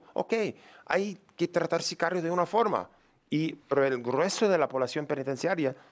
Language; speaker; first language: Spanish; non-native, fluent; English